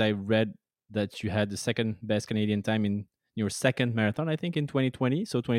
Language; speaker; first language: English; non-native, fluent; French